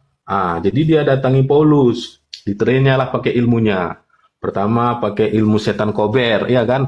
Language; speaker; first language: Indonesian; native; Indonesian